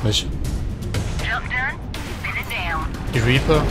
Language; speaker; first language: German; native; German